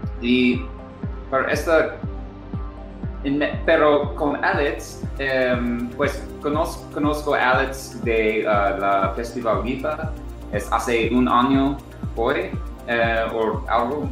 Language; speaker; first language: Spanish; non-native, learner; English